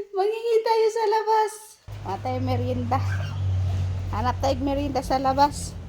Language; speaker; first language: Filipino; non-native, local second language; Cebuano